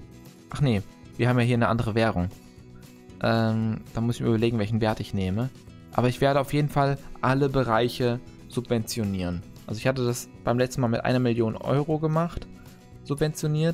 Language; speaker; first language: German; native; German